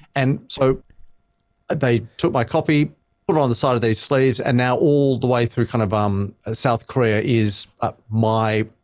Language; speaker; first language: English; native; English